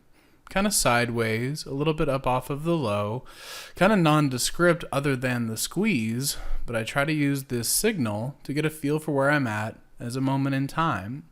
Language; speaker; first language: English; native; English